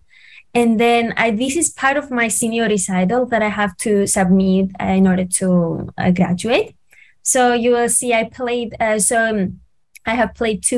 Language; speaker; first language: English; non-native, fluent; Greek